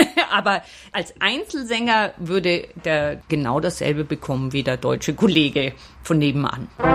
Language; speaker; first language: German; native; German